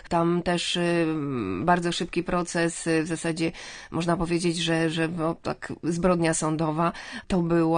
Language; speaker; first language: Polish; native; Polish